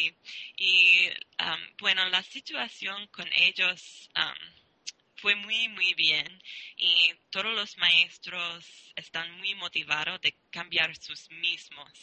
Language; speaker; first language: Spanish; non-native, learner; English